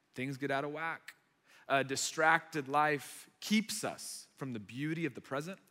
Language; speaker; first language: English; early bilingual, other home language; Arabic